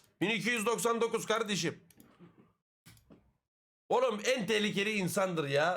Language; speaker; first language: Turkish; native; Turkish